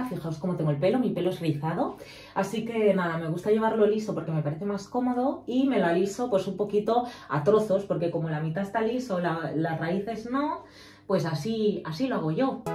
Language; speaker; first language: Spanish; native; Spanish